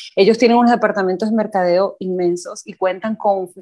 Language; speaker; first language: Spanish; native; Spanish